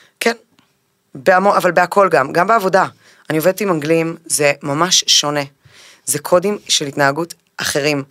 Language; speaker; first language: Hebrew; early bilingual, other home language; Spanish